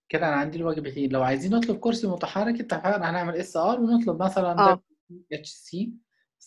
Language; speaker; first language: Arabic; native; Arabic